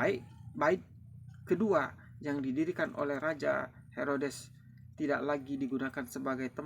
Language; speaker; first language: Indonesian; native; Indonesian